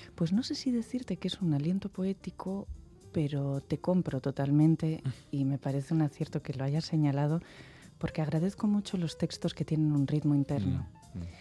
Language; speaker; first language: Spanish; native; Spanish